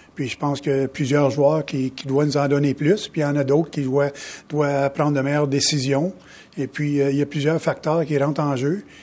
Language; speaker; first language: French; native; French